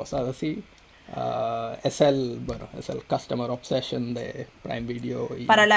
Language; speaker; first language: Spanish; non-native, fluent; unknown